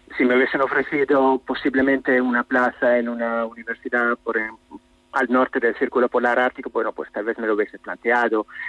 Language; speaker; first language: Spanish; non-native, fluent; Italian